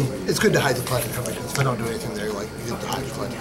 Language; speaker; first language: English; native; English